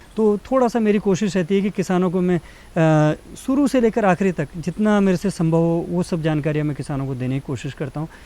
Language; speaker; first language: Hindi; native; Hindi